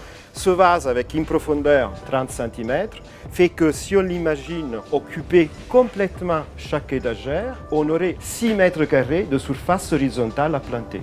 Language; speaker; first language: French; non-native, fluent; Italian